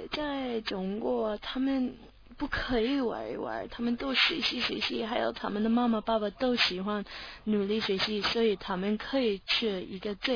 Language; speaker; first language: Chinese; non-native, learner; English